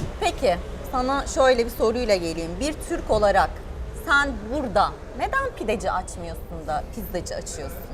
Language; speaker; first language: Turkish; native; Turkish